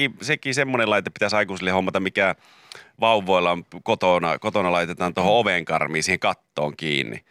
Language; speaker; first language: Finnish; native; Finnish